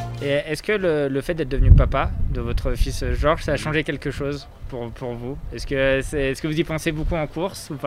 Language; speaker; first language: French; native; French